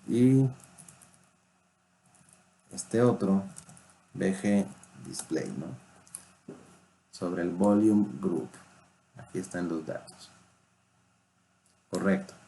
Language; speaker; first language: Spanish; native; Spanish